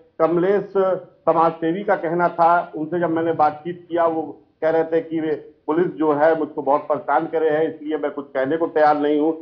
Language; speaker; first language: Hindi; native; Hindi